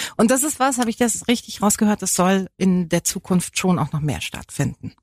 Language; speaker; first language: German; native; German